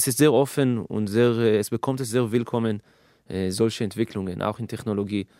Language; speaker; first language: German; non-native, fluent; Hebrew